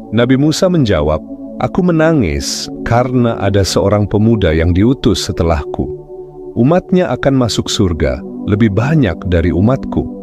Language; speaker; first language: Indonesian; native; Indonesian